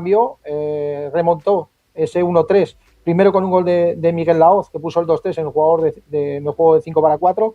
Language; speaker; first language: Spanish; native; Spanish